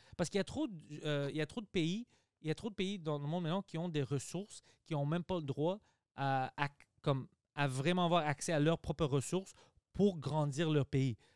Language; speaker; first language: French; early bilingual, other home language; Greek